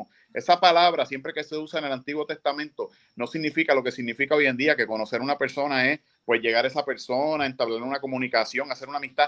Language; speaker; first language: Spanish; native; Spanish